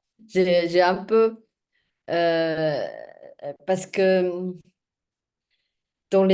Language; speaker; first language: French; non-native, fluent; Chinese